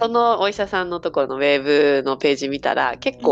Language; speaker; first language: Japanese; native; Japanese